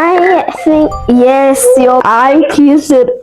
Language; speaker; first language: English; non-native, learner; Mongolian